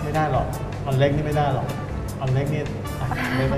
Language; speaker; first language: Thai; native; Thai